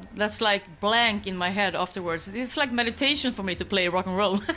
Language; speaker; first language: English; non-native, fluent; Swedish